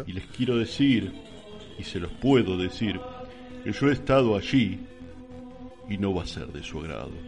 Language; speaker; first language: Spanish; native; Spanish